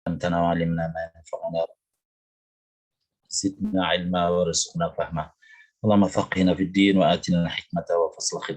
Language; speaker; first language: Arabic; non-native, fluent; Indonesian